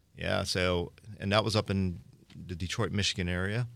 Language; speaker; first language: English; early bilingual, other home language; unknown